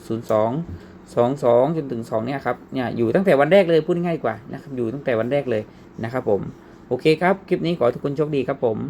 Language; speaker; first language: Thai; native; Thai